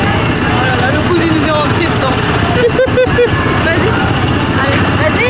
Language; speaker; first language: French; native; French